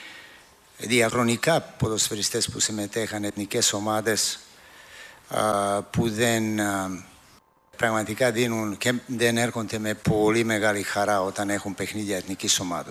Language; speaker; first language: Greek; non-native, fluent; Serbian